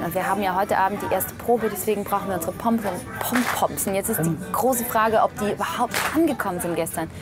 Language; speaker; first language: German; native; German